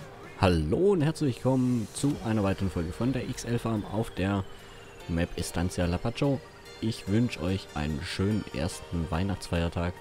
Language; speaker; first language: German; native; German